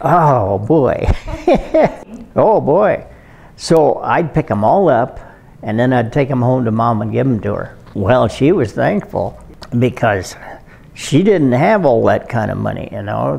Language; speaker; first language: English; native; English